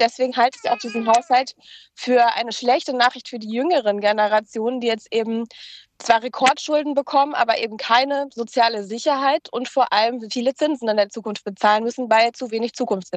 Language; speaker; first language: German; native; German